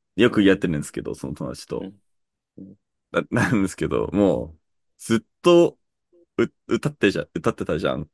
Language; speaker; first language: Japanese; native; Japanese